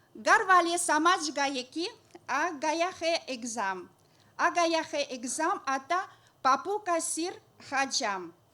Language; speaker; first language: Hindi; non-native, learner; Russian